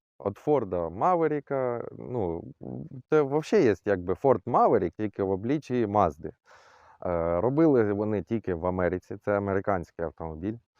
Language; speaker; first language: Ukrainian; non-native, local second language; Russian